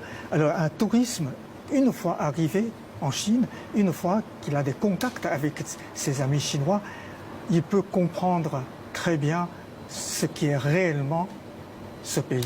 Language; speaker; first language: French; non-native, fluent; Chinese